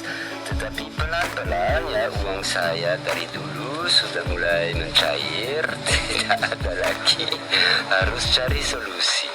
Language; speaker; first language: Indonesian; non-native, learner; French